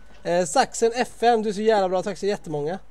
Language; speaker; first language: Swedish; native; Swedish